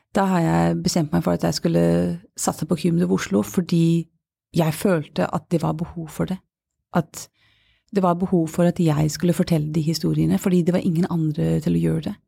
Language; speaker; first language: Norwegian; non-native, fluent; English